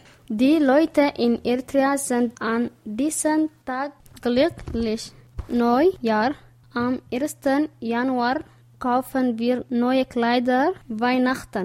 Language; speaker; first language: German; non-native, learner; Tigrinya